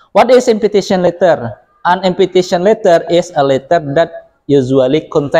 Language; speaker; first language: English; non-native, local second language; Indonesian